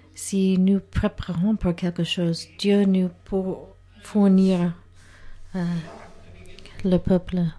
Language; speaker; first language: French; non-native, learner; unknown